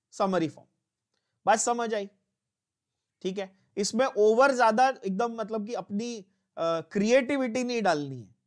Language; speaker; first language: Hindi; native; Hindi